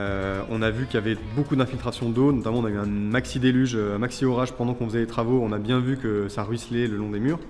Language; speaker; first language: French; native; French